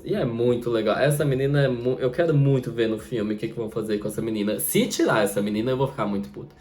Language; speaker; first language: Portuguese; native; Portuguese